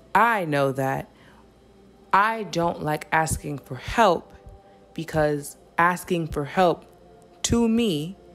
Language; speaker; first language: English; native; English